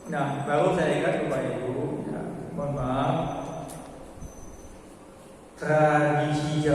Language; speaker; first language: Indonesian; native; Indonesian